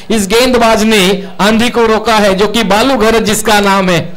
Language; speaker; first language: Hindi; non-native, local second language; Marathi